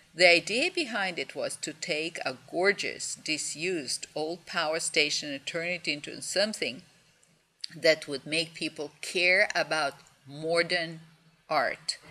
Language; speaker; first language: English; non-native, fluent; Russian